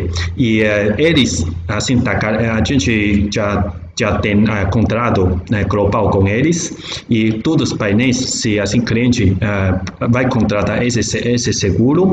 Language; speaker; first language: Portuguese; non-native, learner; Chinese